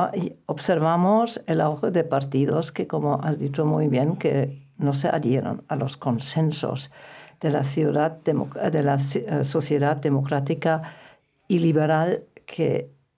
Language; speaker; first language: Spanish; non-native, fluent; German